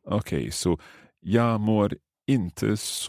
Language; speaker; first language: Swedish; non-native, learner; English